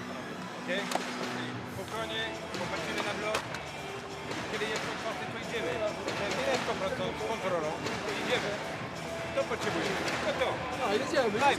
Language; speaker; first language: Polish; non-native, fluent; French